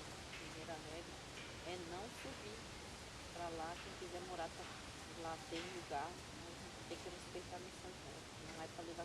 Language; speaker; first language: Portuguese; non-native, local second language; Guarani